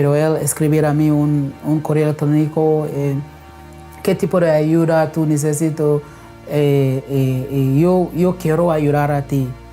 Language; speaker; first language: Spanish; non-native, local second language; English